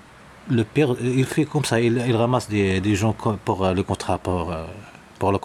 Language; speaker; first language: French; non-native, learner; Arabic